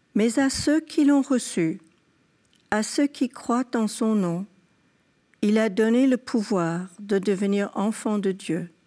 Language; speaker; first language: French; non-native, fluent; English